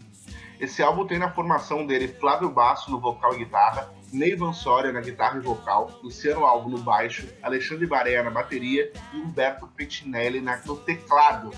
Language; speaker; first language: Portuguese; native; Portuguese